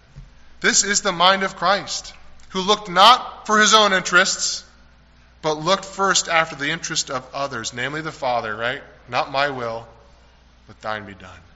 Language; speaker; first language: English; native; English